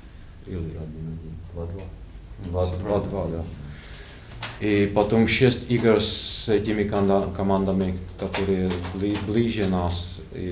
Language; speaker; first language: Russian; non-native, fluent; Czech